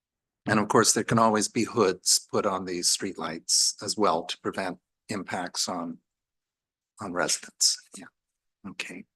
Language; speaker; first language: English; native; English